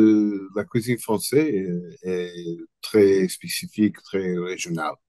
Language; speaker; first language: French; non-native, learner; English